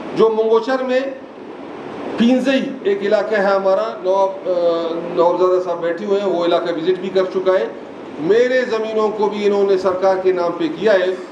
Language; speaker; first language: Urdu; non-native, local second language; Baluchi